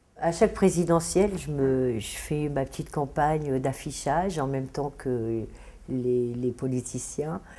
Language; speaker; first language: French; native; French